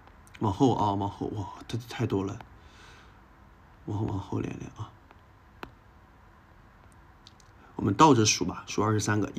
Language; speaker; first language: Chinese; native; Chinese